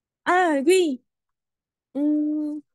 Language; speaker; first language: French; non-native, learner; Spanish